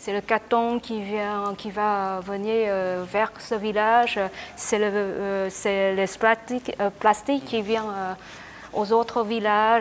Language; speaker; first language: French; non-native, learner; Vietnamese